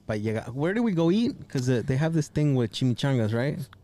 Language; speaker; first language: English; early bilingual, other home language; Spanish